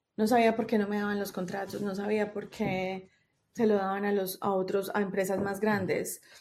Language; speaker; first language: Spanish; native; Spanish